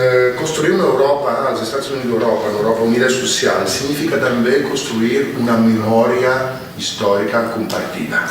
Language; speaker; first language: Catalan; non-native, fluent; Italian